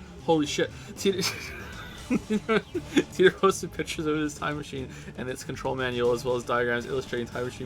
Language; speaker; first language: English; native; English